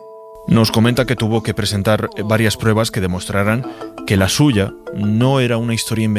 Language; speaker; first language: Spanish; native; Spanish